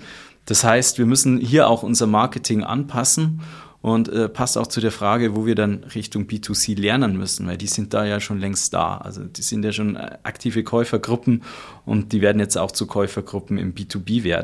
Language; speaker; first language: German; native; German